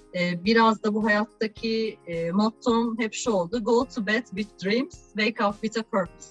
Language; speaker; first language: Turkish; native; Turkish